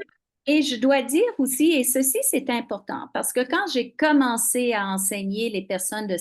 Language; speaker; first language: French; non-native, local second language; English